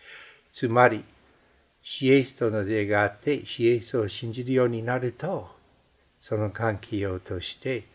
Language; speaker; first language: Japanese; non-native, fluent; English